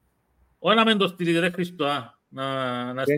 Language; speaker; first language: Greek; native; Greek